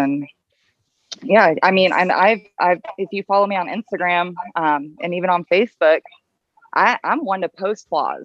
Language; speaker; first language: English; native; English